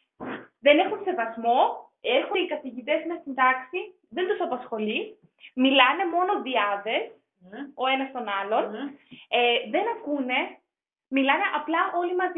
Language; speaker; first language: Greek; non-native, fluent; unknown